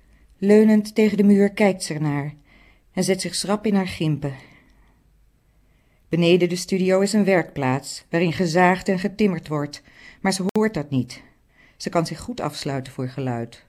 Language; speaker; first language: Dutch; native; Dutch